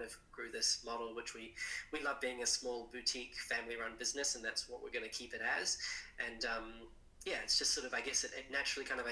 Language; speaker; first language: English; native; English